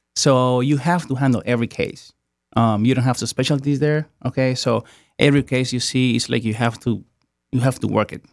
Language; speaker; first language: English; non-native, fluent; Spanish